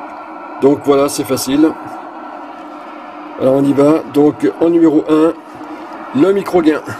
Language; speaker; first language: French; native; French